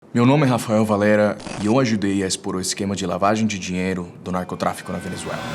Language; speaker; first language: Portuguese; non-native, fluent; Spanish